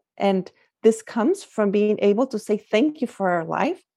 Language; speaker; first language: English; non-native, fluent; Spanish